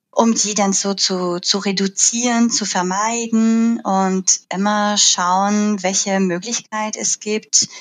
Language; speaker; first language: German; non-native, fluent; French